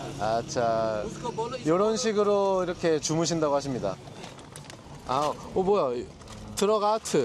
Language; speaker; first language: Korean; native; Korean